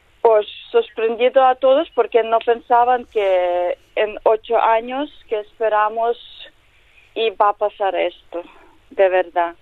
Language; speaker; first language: Spanish; non-native, learner; Ukrainian